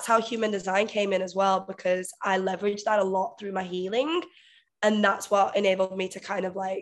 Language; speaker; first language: English; native; English